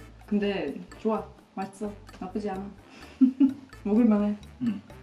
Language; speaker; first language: Korean; non-native, fluent; Swedish